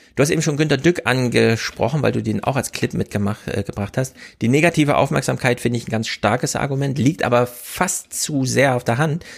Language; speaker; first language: German; native; German